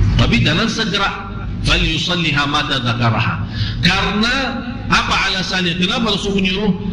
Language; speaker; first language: Malay; non-native, fluent; Arabic